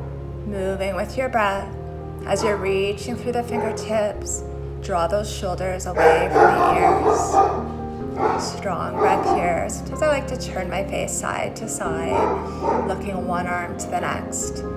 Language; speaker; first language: English; native; English